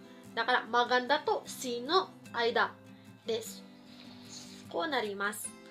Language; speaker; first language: Japanese; non-native, fluent; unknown